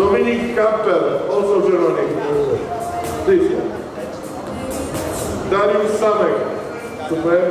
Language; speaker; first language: English; non-native, fluent; Polish